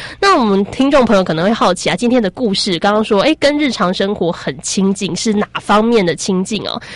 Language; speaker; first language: Chinese; native; Chinese